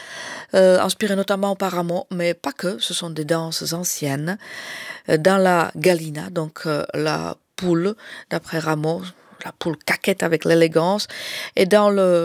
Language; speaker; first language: French; native; French